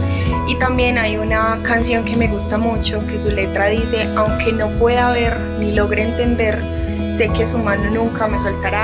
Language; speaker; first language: Spanish; native; Spanish